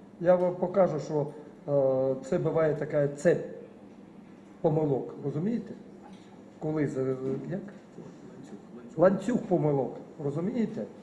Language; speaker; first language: Ukrainian; non-native, local second language; Russian